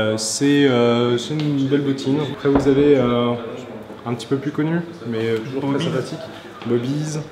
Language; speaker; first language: French; native; French